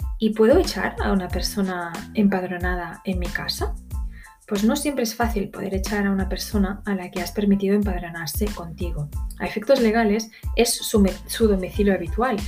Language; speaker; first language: Spanish; native; Spanish